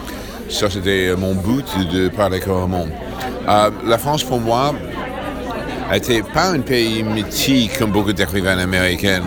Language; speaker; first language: French; non-native, fluent; English